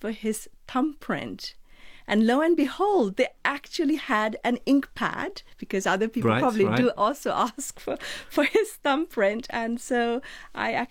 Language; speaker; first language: English; non-native, local second language; Sinhala